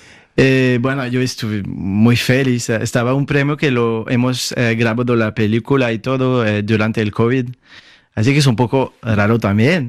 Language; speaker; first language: Spanish; non-native, fluent; French